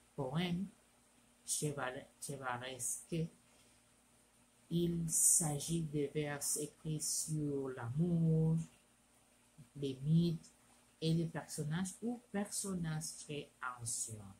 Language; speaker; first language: French; non-native, learner; Spanish